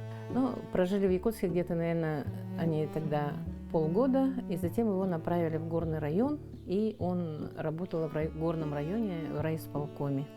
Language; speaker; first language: Russian; non-native, local second language; Yakut